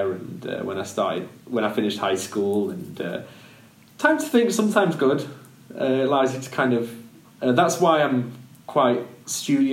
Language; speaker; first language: English; native; English